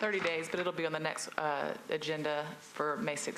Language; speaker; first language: English; native; English